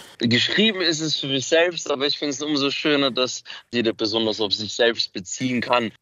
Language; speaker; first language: German; early bilingual, other home language; Macedonian